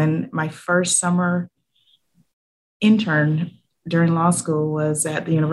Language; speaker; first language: English; native; English